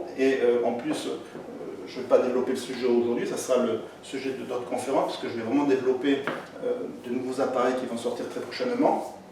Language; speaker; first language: French; native; French